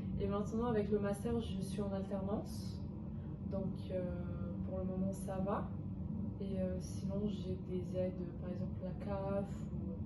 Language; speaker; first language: French; early bilingual, other home language; Portuguese